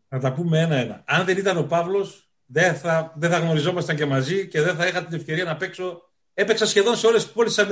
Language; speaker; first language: Greek; native; Greek